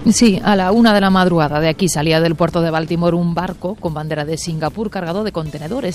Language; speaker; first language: Spanish; native; Spanish